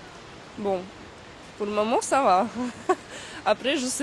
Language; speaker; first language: French; non-native, fluent; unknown